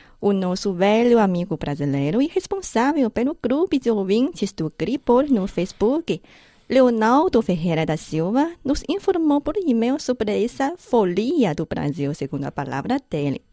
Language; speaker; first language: Portuguese; non-native, fluent; Chinese